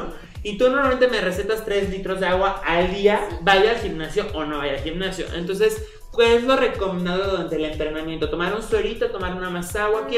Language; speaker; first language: Spanish; native; Spanish